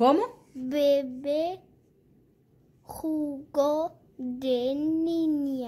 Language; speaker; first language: Spanish; early bilingual, heritage; German